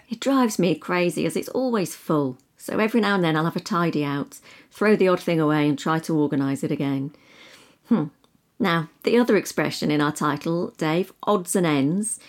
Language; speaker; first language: English; native; English